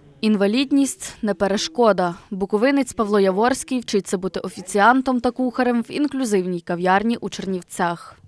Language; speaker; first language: Ukrainian; native; Ukrainian